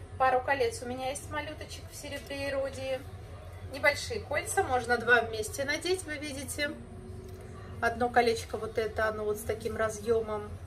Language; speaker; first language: Russian; native; Russian